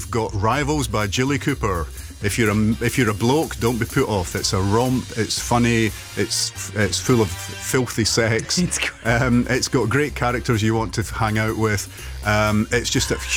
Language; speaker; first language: English; native; English